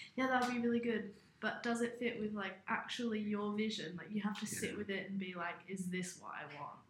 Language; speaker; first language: English; native; English